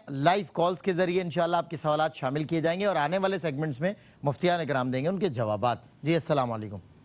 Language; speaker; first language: Urdu; native; Urdu